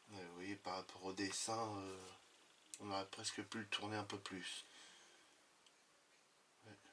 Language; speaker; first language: French; native; French